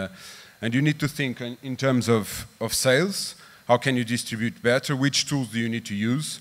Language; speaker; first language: English; non-native, fluent; Portuguese